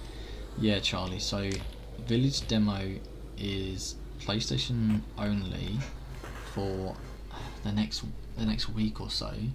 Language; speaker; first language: English; native; English